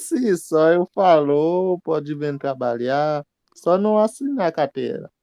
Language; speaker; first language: Portuguese; non-native, learner; Haitian Creole